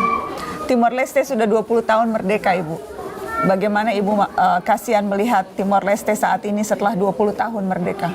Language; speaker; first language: Indonesian; native; Indonesian